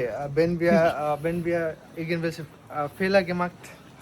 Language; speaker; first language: German; non-native, learner; Bangla